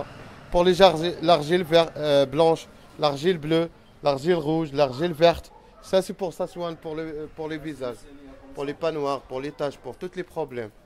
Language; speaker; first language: French; non-native, learner; Arabic